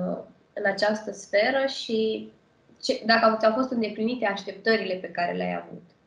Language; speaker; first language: Romanian; native; Romanian